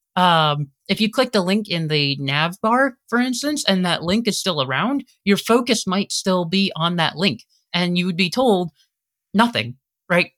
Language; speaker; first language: English; native; English